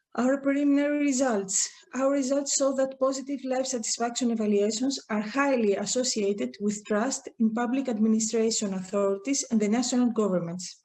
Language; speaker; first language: English; non-native, fluent; Greek